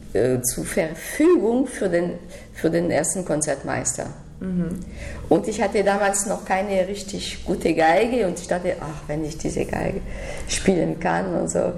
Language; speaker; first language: German; non-native, fluent; French